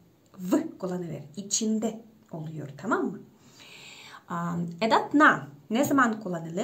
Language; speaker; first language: Turkish; non-native, fluent; Russian